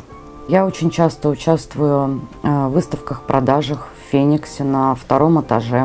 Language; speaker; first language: Russian; native; Russian